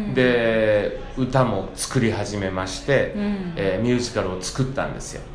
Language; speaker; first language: Japanese; native; Japanese